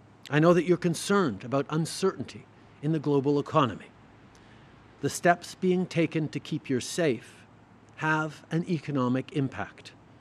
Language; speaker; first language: English; native; English